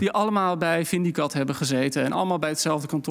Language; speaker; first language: Dutch; native; Dutch